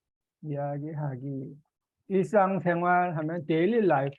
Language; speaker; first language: Korean; native; Korean